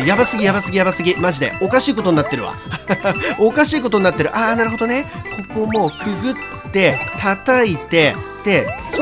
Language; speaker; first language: Japanese; native; Japanese